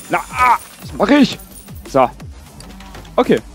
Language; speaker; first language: German; native; German